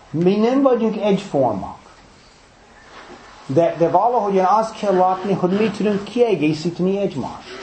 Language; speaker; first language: Hungarian; non-native, fluent; English